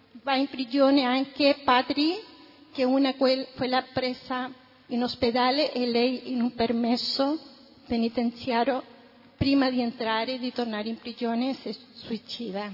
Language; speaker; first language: Italian; non-native, fluent; Spanish